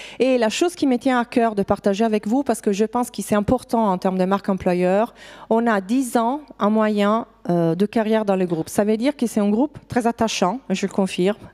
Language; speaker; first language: French; non-native, fluent; Italian